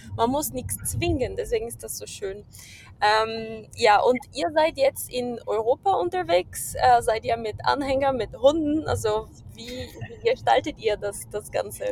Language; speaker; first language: German; non-native, fluent; Portuguese